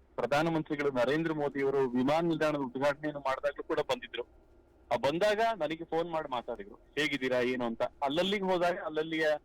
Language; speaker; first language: Kannada; native; Kannada